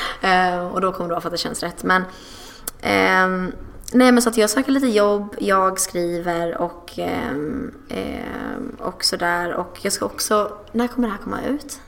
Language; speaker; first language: Swedish; early bilingual, other home language; English